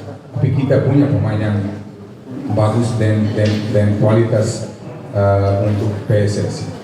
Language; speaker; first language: Indonesian; non-native, fluent; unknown